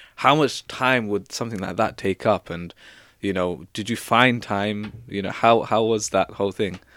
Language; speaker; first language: English; native; English